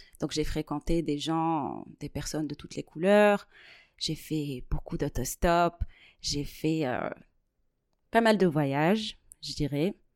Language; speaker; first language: French; non-native, local second language; Arabic